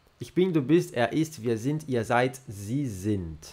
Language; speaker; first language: German; non-native, learner; Portuguese